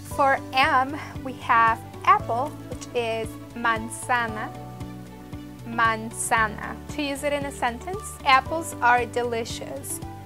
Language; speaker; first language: English; early bilingual, other home language; Spanish